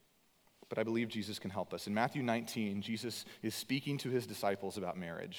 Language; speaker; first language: English; native; English